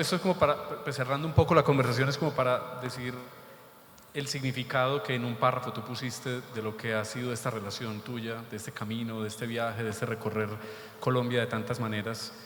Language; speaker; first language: Spanish; native; Spanish